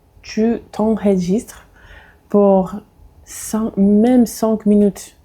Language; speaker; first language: French; non-native, fluent; English